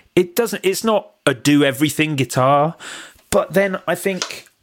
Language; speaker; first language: English; native; English